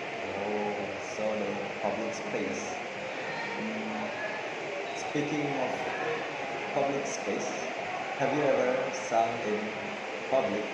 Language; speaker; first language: English; non-native, learner; Indonesian